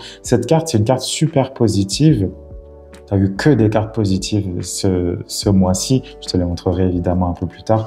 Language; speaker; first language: French; native; French